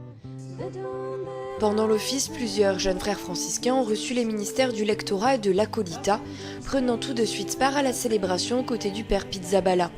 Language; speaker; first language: French; native; French